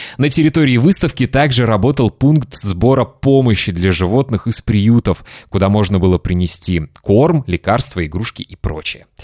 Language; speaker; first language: Russian; native; Russian